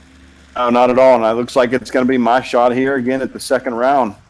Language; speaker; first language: English; native; English